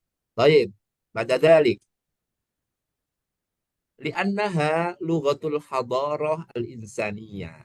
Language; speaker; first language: Arabic; non-native, fluent; Indonesian